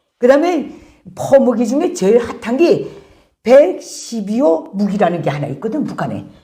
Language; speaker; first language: Korean; native; Korean